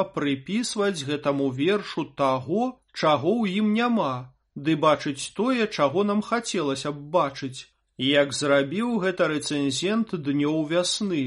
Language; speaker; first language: Belarusian; native; Belarusian